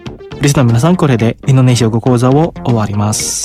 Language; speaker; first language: Japanese; non-native, fluent; Indonesian